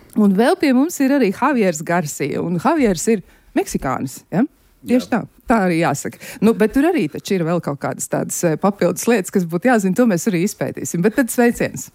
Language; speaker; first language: Latvian; native; Latvian